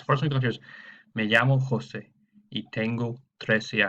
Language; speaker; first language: Spanish; non-native, fluent; English